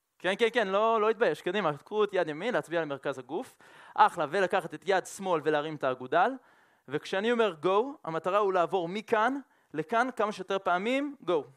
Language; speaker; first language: Hebrew; non-native, fluent; French